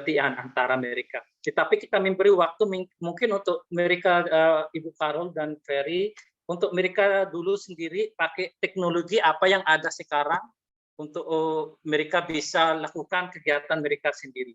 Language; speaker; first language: Indonesian; non-native, fluent; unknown